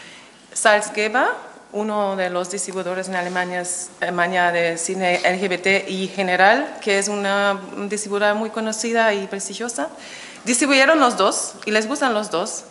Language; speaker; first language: Spanish; non-native, fluent; German